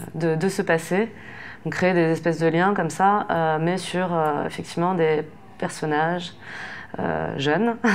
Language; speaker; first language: French; native; French